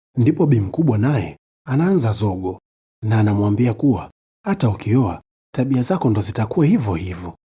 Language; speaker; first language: Swahili; native; Swahili